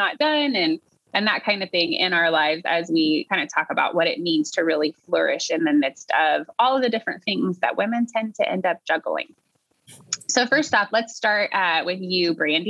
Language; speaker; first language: English; native; English